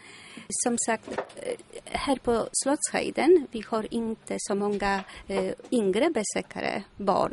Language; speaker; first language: Swedish; non-native, fluent; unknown